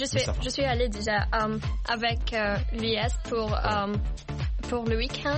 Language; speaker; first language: French; non-native, local second language; Arabic